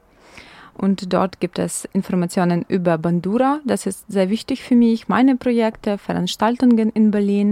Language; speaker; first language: German; non-native, fluent; Ukrainian